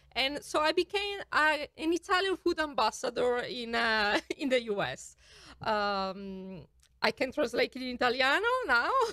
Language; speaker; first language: English; non-native, fluent; Italian